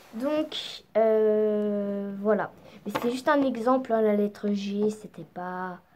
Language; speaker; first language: French; native; French